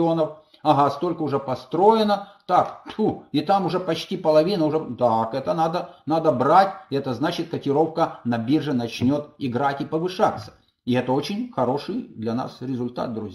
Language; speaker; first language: Russian; native; Russian